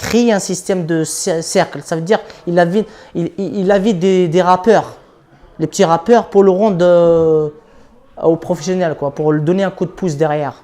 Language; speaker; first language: French; non-native, local second language; Arabic